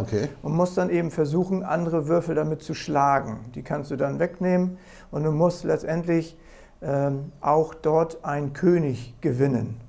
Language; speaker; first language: German; native; German